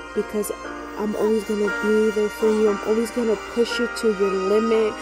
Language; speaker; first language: English; early bilingual, other home language; Spanish